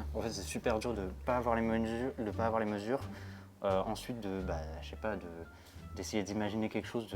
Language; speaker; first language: French; native; French